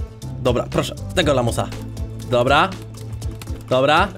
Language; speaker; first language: Polish; native; Polish